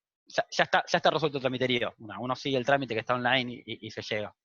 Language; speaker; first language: Spanish; native; Spanish